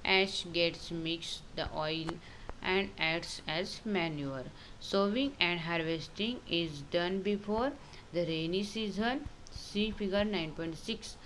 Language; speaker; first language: English; non-native, local second language; Hindi